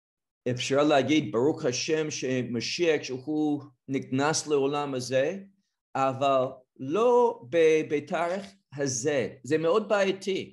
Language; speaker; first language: Hebrew; non-native, fluent; English